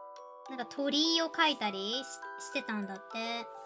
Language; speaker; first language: Japanese; native; Japanese